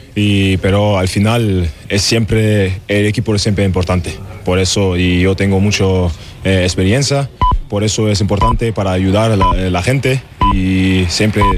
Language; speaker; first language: Spanish; non-native, learner; German